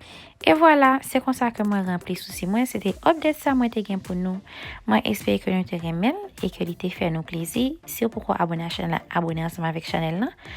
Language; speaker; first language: French; non-native, learner; Haitian Creole